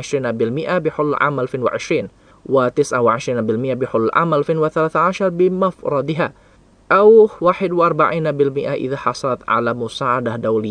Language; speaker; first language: Arabic; non-native, fluent; Indonesian